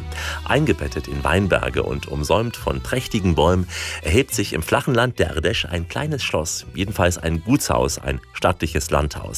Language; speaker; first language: German; native; German